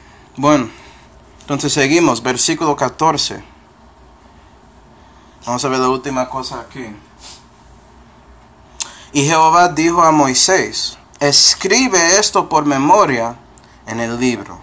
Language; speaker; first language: Spanish; non-native, fluent; English